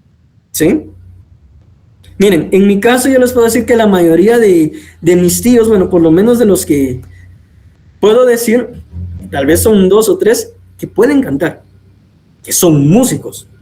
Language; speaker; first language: Spanish; native; Spanish